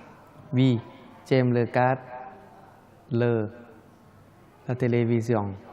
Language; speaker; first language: French; non-native, learner; Thai